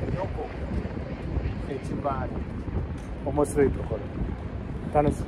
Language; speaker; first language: Japanese; non-native, learner; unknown